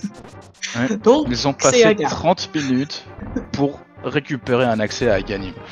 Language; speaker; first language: French; native; French